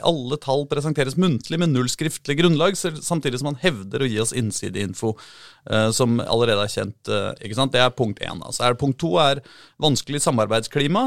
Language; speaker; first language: Norwegian; native; Norwegian